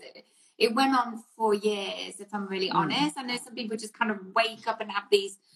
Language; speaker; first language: English; native; English